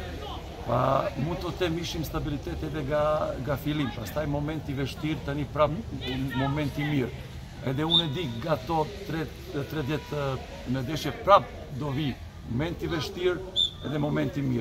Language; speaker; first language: Albanian; non-native, learner; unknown